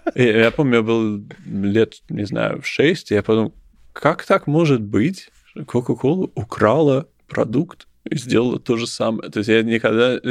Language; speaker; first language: Russian; native; Russian